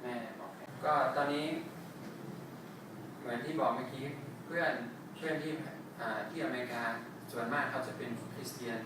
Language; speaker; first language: Thai; non-native, fluent; English